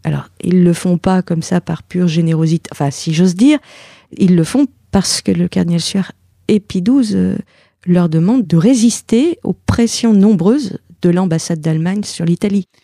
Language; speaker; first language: French; native; French